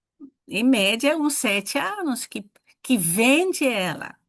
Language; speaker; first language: Portuguese; non-native, fluent; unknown